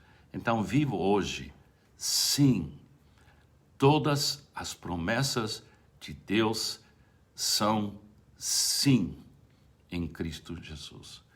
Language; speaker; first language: Portuguese; non-native, fluent; English